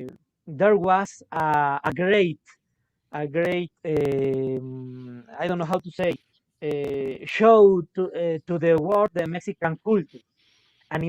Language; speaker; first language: English; non-native, local second language; Spanish